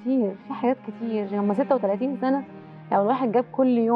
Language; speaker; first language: Arabic; native; Arabic